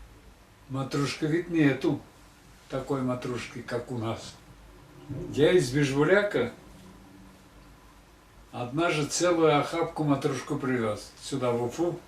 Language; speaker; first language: Russian; non-native, local second language; Tatar